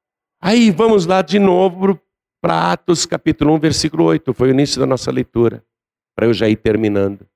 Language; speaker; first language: Portuguese; native; Portuguese